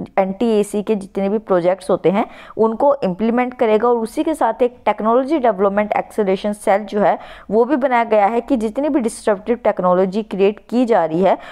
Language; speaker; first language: Hindi; native; Hindi